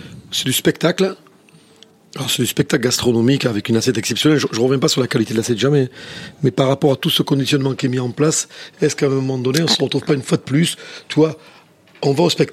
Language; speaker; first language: French; native; French